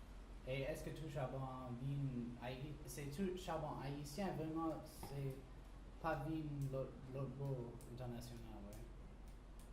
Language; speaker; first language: French; non-native, learner; English